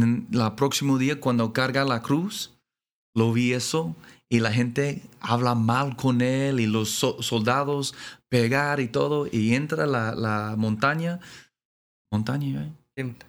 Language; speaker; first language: Spanish; non-native, learner; English